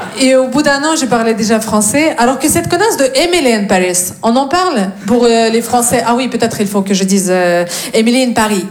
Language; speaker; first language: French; non-native, fluent; Russian